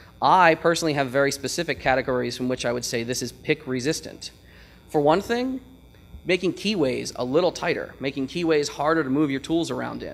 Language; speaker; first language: English; native; English